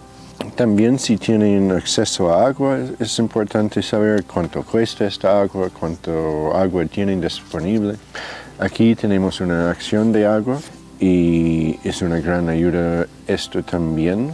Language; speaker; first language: Spanish; non-native, fluent; English